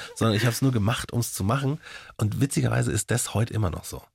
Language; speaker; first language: German; native; German